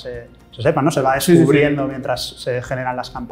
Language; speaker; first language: Spanish; native; Spanish